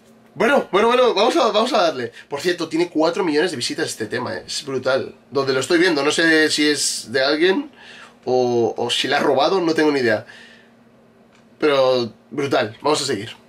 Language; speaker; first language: Spanish; native; Spanish